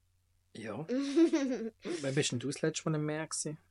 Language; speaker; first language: German; native; German